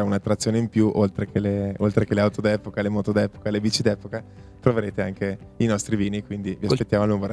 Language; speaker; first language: Italian; native; Italian